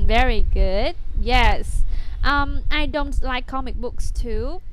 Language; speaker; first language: English; non-native, fluent; Vietnamese